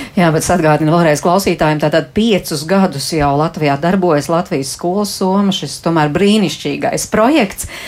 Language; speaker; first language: Latvian; native; Latvian